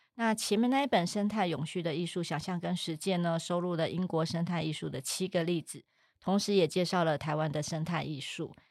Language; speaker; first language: Chinese; native; Chinese